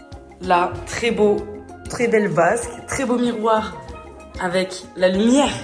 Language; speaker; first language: French; native; French